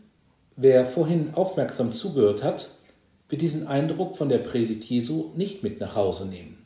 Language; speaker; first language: German; native; German